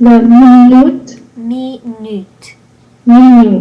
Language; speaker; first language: French; non-native, learner; English